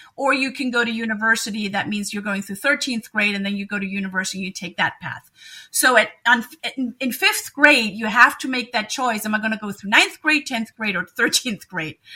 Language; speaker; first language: English; non-native, fluent; German